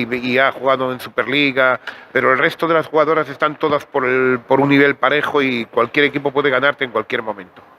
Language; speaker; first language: Spanish; native; Spanish